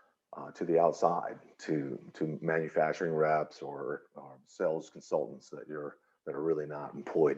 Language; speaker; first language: English; native; English